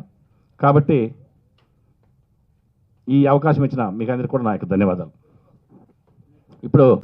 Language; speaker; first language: Telugu; native; Telugu